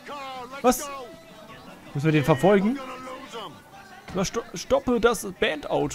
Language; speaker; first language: German; native; German